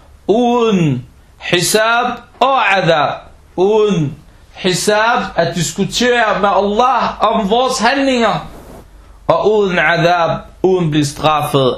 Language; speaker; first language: Danish; early bilingual, other home language; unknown